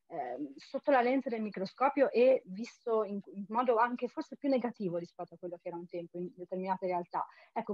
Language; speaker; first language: Italian; native; Italian